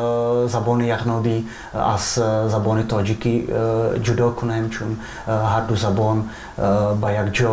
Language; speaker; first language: Persian; non-native, fluent; Czech